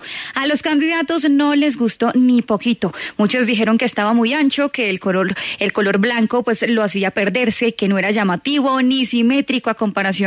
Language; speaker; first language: Spanish; native; Spanish